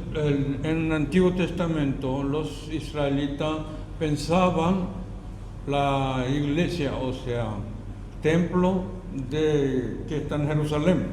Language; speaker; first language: Spanish; non-native, learner; Korean